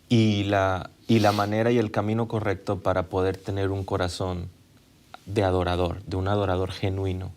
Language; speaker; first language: Spanish; native; Spanish